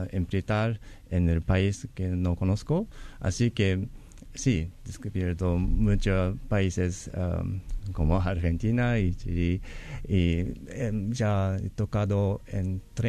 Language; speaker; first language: Spanish; non-native, learner; Japanese